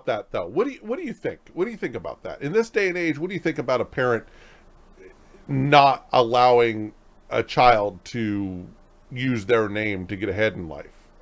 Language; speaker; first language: English; native; English